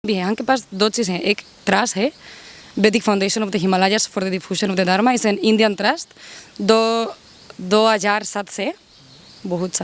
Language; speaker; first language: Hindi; non-native, learner; Spanish